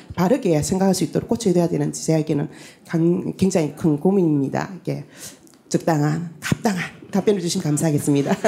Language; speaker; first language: Korean; native; Korean